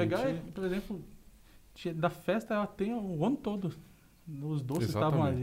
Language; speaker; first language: Portuguese; native; Portuguese